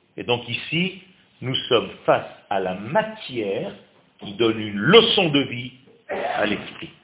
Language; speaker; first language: French; non-native, fluent; Hebrew